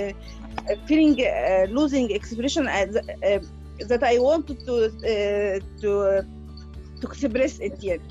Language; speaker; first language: English; non-native, learner; Arabic